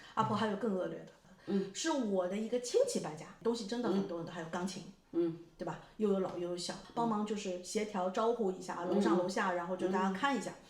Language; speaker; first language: Chinese; native; Chinese